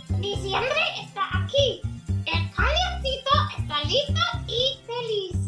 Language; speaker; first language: Spanish; non-native, fluent; English